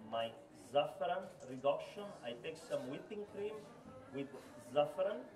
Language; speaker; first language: English; non-native, learner; Italian